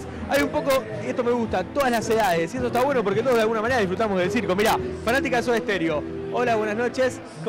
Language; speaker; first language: Spanish; native; Spanish